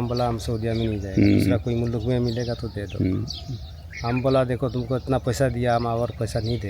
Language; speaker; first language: Hindi; non-native, learner; Bangla